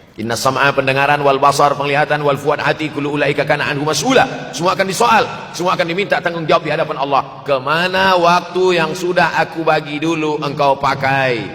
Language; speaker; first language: Malay; native; Malay